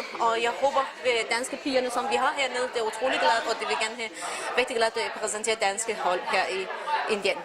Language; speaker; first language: Danish; non-native, learner; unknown